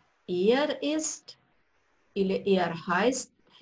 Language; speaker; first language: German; non-native, fluent; Russian